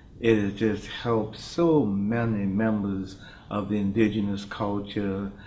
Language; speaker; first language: English; native; English